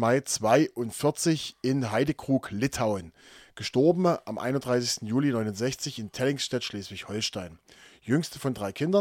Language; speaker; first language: German; native; German